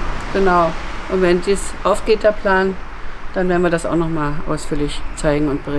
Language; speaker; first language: German; native; German